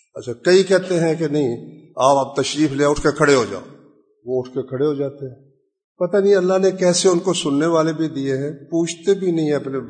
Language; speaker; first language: Urdu; non-native, local second language; Punjabi